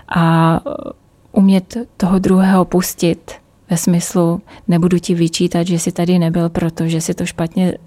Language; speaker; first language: Czech; native; Czech